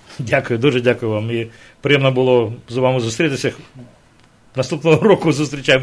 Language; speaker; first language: Ukrainian; native; Ukrainian